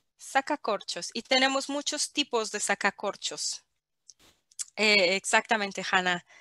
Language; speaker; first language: Spanish; native; Spanish